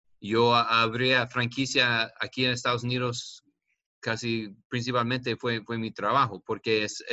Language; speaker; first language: Spanish; non-native, learner; English